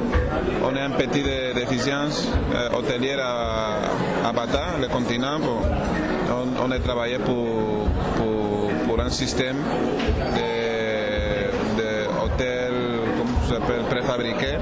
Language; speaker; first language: French; non-native, learner; Spanish